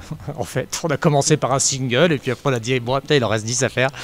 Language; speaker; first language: French; native; French